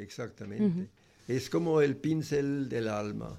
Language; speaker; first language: Spanish; non-native, learner; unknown